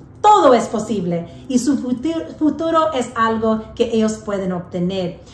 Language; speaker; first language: Spanish; early bilingual, heritage; English